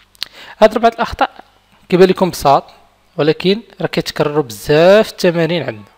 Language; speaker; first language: Arabic; native; Arabic